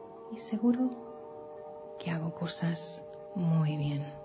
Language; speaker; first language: Spanish; native; Spanish